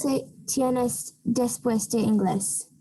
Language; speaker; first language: Spanish; non-native, learner; English